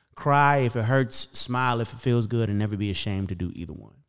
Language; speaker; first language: English; native; English